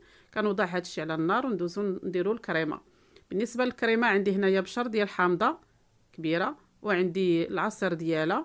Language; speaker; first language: Arabic; native; Arabic